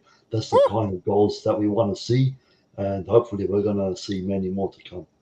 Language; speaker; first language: English; native; English